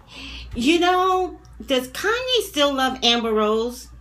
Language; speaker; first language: English; native; English